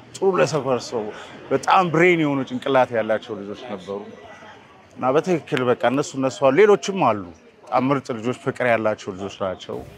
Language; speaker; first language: Amharic; native; Amharic